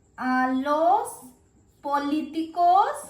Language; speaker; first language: Spanish; non-native, fluent; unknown